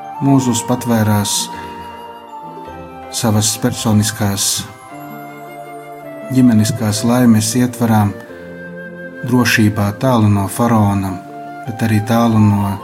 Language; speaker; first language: Latvian; native; Latvian